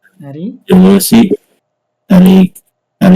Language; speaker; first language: Arabic; non-native, learner; Indonesian